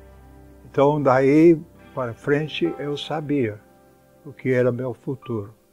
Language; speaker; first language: Portuguese; non-native, fluent; English